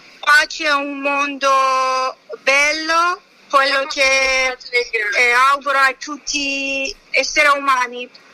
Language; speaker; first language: Italian; non-native, learner; Persian